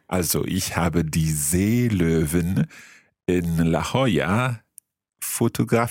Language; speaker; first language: German; non-native, learner; English